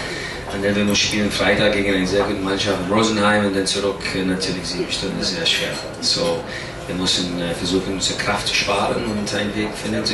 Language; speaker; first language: German; non-native, learner; English